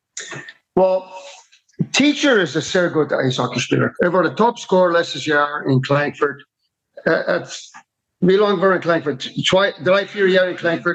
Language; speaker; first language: German; non-native, fluent; English